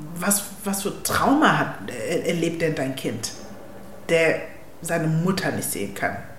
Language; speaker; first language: German; early bilingual, other home language; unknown